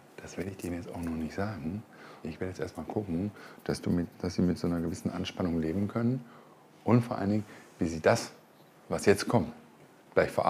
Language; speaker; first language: German; native; German